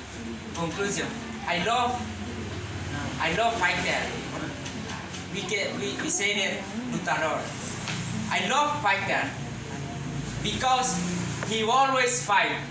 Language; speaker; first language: English; non-native, learner; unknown